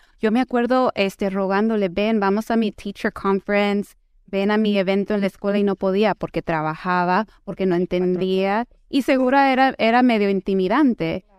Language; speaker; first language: Spanish; early bilingual, heritage; Spanish